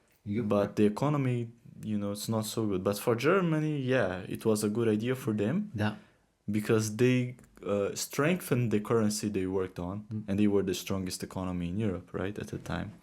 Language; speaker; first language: English; non-native, fluent; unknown